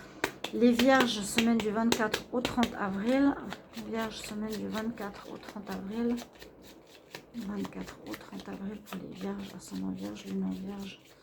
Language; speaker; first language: French; native; French